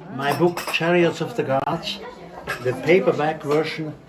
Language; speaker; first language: English; non-native, fluent; German